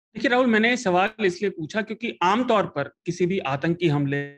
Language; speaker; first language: Hindi; native; Hindi